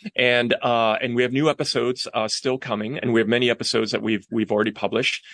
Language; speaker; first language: English; non-native, local second language; Cantonese